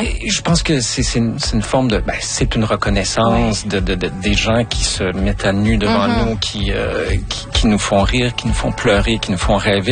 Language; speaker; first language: French; native; French